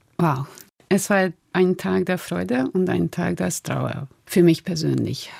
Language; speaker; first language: German; non-native, fluent; Hungarian